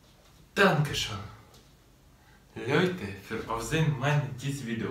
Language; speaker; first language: German; non-native, learner; Russian